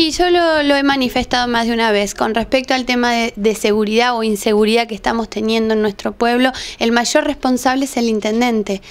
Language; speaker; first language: Spanish; native; Spanish